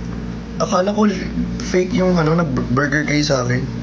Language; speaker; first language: Filipino; native; Filipino